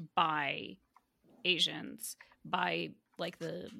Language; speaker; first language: English; native; English